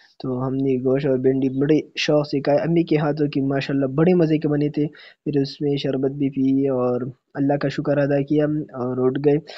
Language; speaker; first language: Hindi; native; Hindi